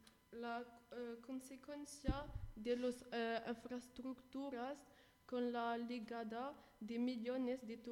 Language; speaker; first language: Spanish; non-native, learner; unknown